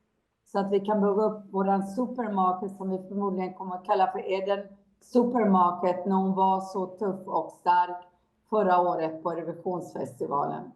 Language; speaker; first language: Swedish; non-native, fluent; Hebrew